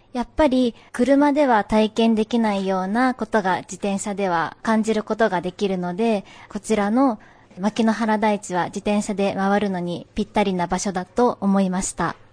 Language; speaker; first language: Japanese; native; Japanese